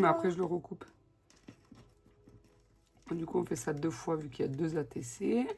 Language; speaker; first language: French; native; French